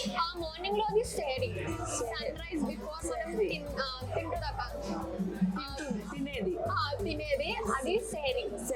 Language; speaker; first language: Telugu; non-native, learner; Hindi